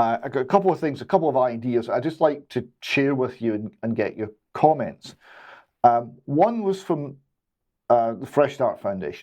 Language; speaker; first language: English; native; English